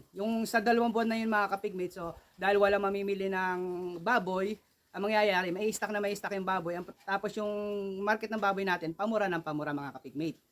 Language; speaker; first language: Filipino; non-native, local second language; Cebuano